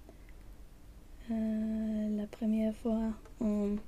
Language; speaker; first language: French; non-native, learner; Swedish